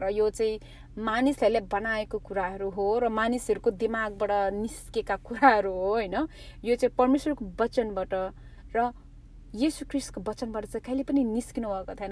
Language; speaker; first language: Nepali; early bilingual, heritage; Nepali